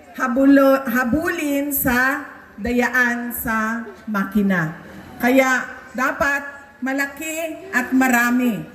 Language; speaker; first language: Filipino; non-native, local second language; Cebuano